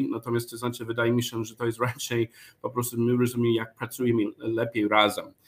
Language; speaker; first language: Polish; non-native, learner; English